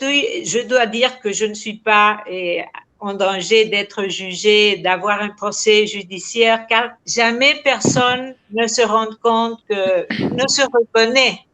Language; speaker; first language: French; non-native, fluent; Spanish